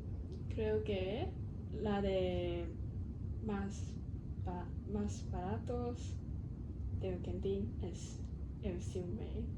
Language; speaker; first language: Spanish; non-native, learner; Cantonese